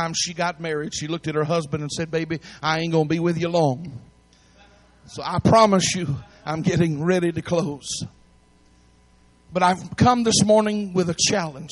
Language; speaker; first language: English; native; English